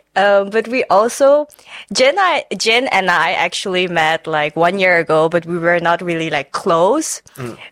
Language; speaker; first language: English; non-native, fluent; Chinese